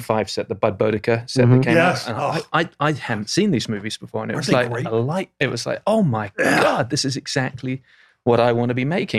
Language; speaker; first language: English; native; English